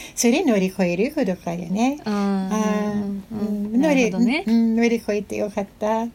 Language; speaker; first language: Japanese; non-native, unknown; English